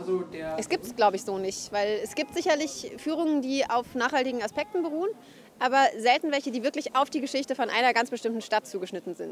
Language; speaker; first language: German; native; German